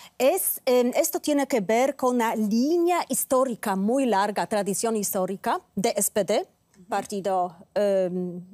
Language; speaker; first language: Spanish; non-native, fluent; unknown